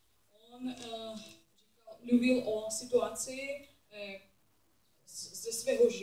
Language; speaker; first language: Czech; non-native, learner; English